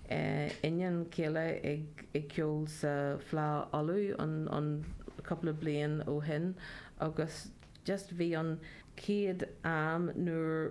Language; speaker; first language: Irish; non-native, learner; Welsh